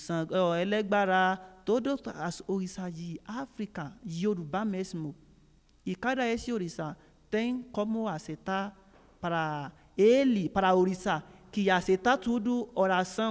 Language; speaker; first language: Portuguese; non-native, learner; Yoruba